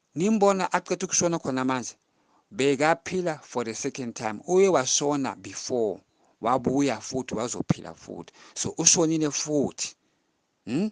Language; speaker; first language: Zulu; non-native, local second language; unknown